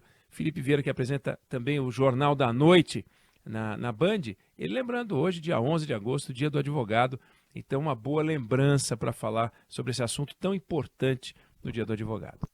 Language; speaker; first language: Portuguese; native; Portuguese